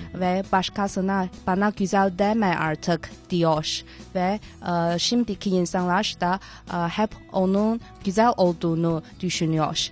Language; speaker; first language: Turkish; non-native, learner; Chinese